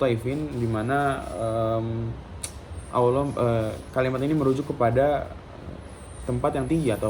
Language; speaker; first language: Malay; non-native, local second language; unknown